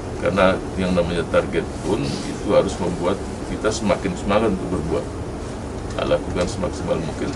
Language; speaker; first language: Indonesian; native; Indonesian